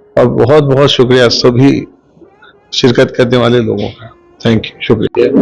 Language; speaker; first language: Urdu; native; Urdu